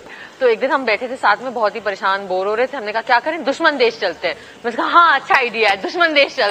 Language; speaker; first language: Hindi; native; Hindi